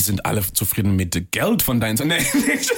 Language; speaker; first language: German; non-native, fluent; English